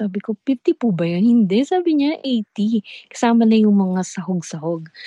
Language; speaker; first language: Filipino; non-native, local second language; Pampanga